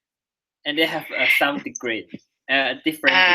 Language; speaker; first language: English; non-native, learner; Chinese